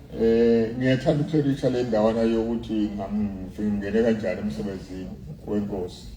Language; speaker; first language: Zulu; native; Zulu